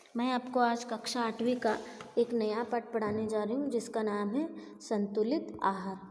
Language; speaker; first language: Hindi; non-native, local second language; Marathi